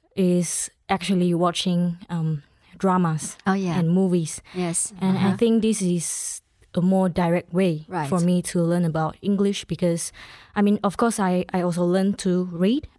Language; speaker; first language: English; non-native, local second language; Chinese